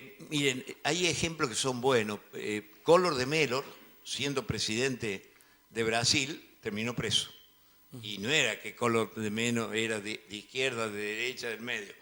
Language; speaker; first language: Spanish; native; Spanish